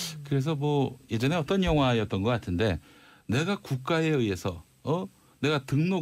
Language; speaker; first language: Korean; native; Korean